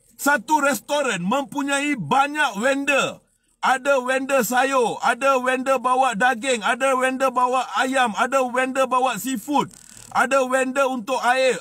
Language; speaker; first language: Malay; non-native, local second language; Tamil